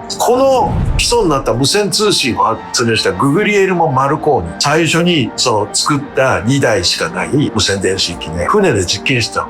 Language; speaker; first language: Japanese; native; Japanese